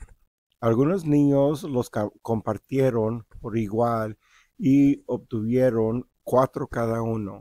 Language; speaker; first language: Spanish; early bilingual, heritage; Spanish